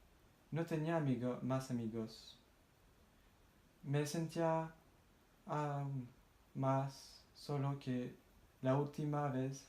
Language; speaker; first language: Spanish; non-native, learner; French